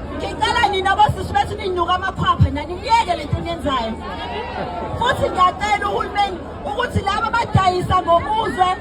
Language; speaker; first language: Zulu; native; Zulu